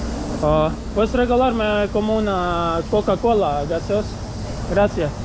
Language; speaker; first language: Spanish; non-native, learner; Croatian